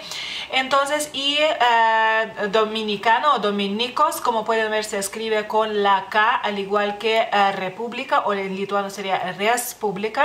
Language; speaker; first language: Spanish; non-native, fluent; Lithuanian